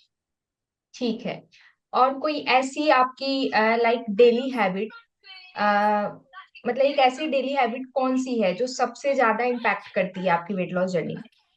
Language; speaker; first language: Hindi; native; Hindi